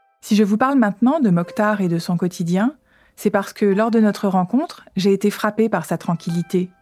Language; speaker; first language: French; native; French